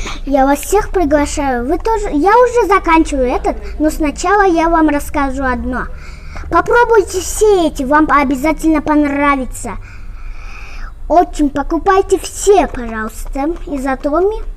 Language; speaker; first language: Russian; non-native, local second language; Kyrgyz